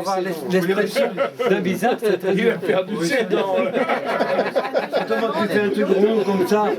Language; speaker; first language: French; native; French